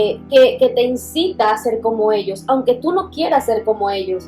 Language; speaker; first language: Spanish; native; Spanish